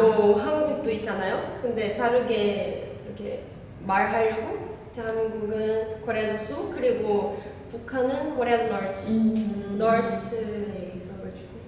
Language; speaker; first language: Korean; non-native, learner; Portuguese